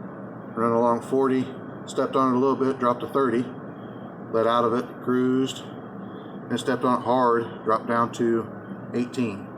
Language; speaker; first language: English; native; English